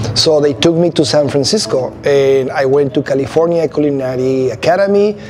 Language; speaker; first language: English; non-native, fluent; Spanish